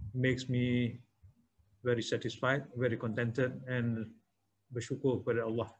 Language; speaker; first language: English; non-native, local second language; Malay